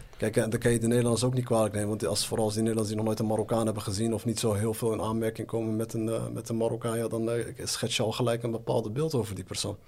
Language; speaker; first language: Dutch; native; Dutch